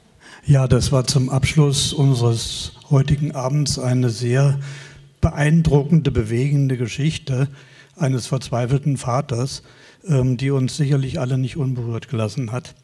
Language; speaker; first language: German; native; German